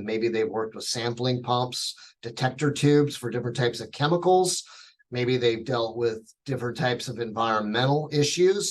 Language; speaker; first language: English; native; English